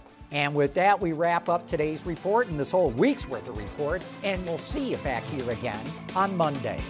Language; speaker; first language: English; native; English